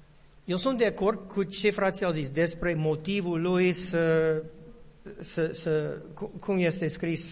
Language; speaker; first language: Romanian; non-native, learner; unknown